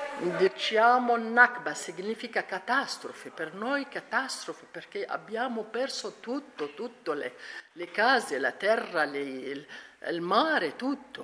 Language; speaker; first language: Italian; non-native, learner; Arabic